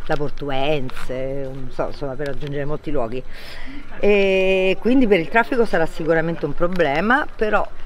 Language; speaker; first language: Italian; native; Italian